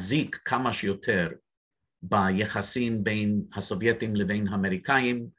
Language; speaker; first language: Hebrew; non-native, fluent; English